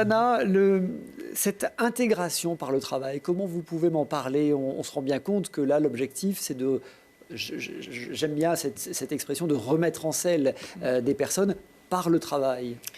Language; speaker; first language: French; native; French